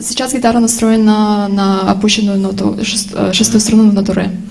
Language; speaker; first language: Russian; native; Russian